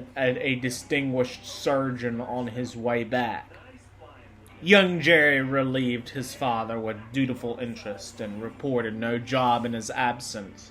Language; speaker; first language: English; native; English